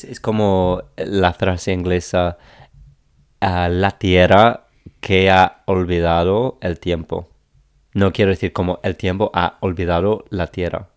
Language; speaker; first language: Spanish; non-native, fluent; English